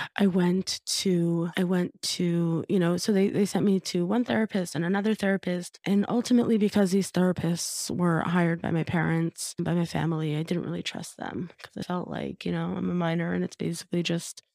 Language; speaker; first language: English; native; English